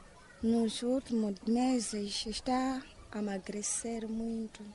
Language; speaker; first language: Portuguese; non-native, local second language; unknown